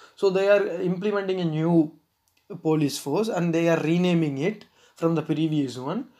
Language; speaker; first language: English; non-native, local second language; Tamil